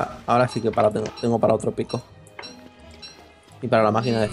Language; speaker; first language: Spanish; native; Spanish